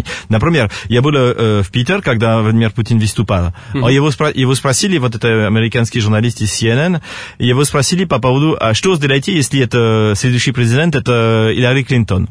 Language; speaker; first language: Russian; non-native, fluent; French